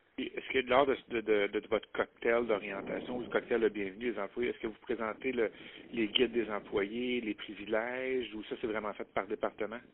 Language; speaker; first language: French; native; French